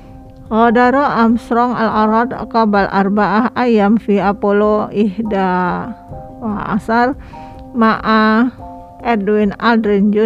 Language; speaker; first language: Arabic; non-native, fluent; Indonesian